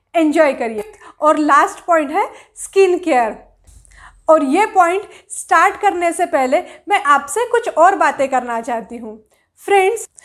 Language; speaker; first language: Hindi; non-native, local second language; Marathi